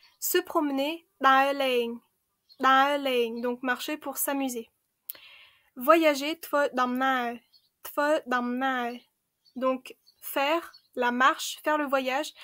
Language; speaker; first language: French; early bilingual, other home language; Khmer